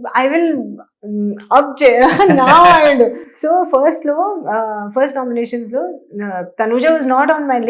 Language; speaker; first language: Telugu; non-native, learner; Hindi